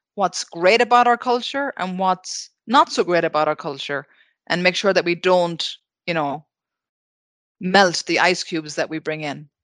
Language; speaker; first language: English; native; English